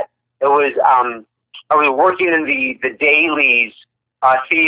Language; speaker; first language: English; native; English